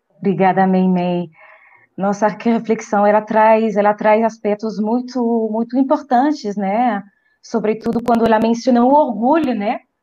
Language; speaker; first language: Portuguese; non-native, fluent; French